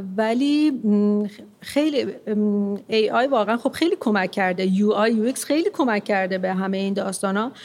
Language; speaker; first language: Persian; non-native, local second language; Armenian